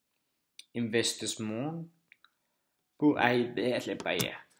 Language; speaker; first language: French; non-native, learner; Spanish